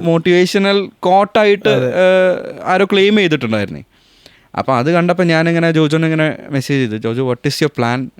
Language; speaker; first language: Malayalam; native; Malayalam